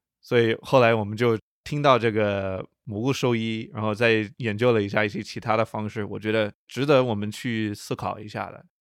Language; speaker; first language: Chinese; non-native, fluent; English